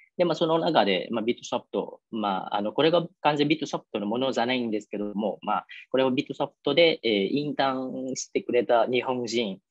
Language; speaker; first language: Japanese; non-native, fluent; Vietnamese